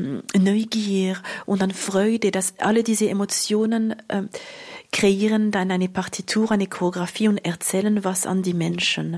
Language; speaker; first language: German; non-native, local second language; French